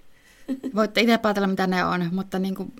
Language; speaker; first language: Finnish; native; Finnish